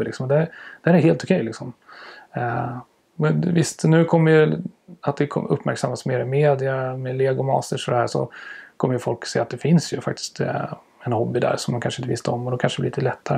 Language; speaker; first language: Swedish; native; Swedish